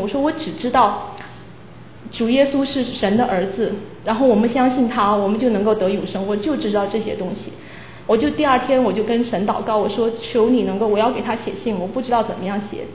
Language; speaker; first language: Chinese; native; Chinese